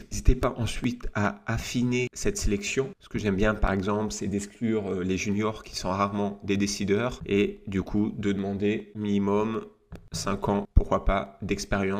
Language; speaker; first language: French; native; French